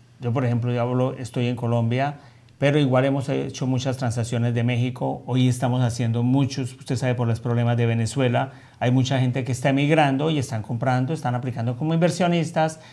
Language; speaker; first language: Spanish; native; Spanish